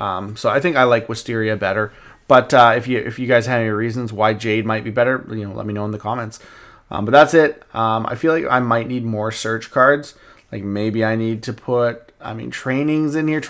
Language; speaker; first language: English; native; English